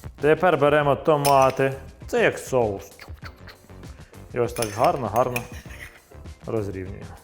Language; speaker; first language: Ukrainian; native; Ukrainian